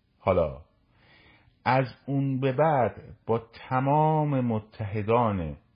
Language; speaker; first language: Persian; native; Persian